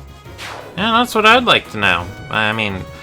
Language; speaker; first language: English; native; English